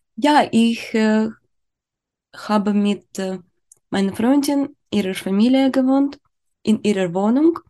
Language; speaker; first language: German; non-native, learner; Ukrainian